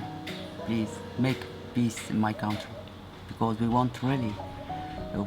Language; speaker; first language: English; non-native, learner; Arabic